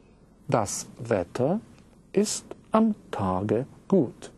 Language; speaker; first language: German; non-native, fluent; Russian